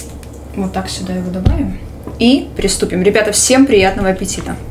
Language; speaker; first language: Russian; native; Russian